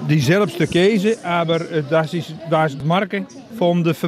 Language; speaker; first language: German; non-native, learner; Dutch